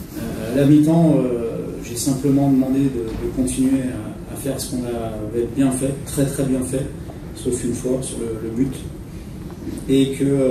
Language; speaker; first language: French; native; French